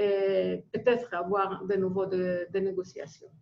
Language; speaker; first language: French; non-native, fluent; Greek